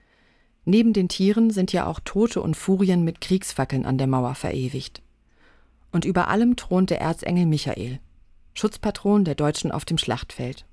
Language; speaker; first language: German; native; German